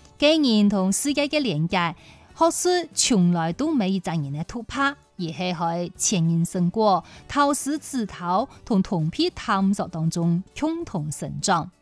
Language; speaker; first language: Chinese; non-native, local second language; Cantonese